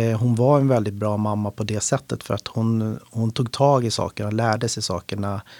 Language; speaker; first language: Swedish; native; Swedish